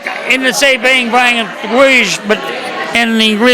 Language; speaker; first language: Portuguese; early bilingual, heritage; Portuguese